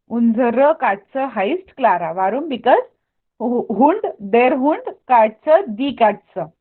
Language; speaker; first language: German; non-native, fluent; Hindi